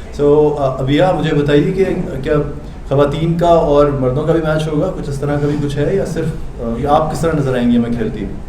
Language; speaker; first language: Urdu; native; Urdu